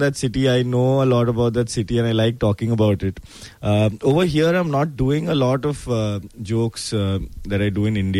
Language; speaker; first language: English; non-native, local second language; Bangla